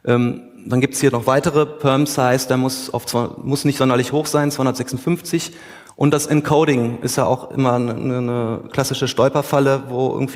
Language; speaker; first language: German; native; German